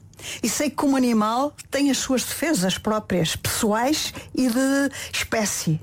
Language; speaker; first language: Portuguese; native; Portuguese